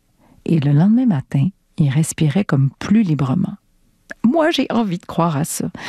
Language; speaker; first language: French; native; French